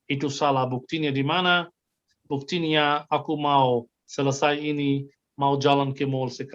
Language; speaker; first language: Indonesian; non-native, fluent; Arabic